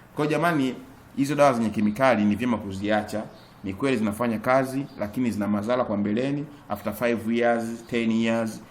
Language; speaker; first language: Swahili; native; Swahili